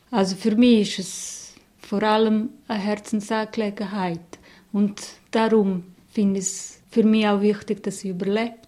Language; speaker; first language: German; non-native, local second language; Romansh